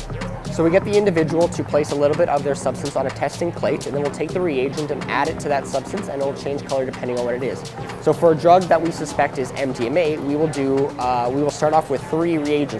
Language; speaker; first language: English; native; English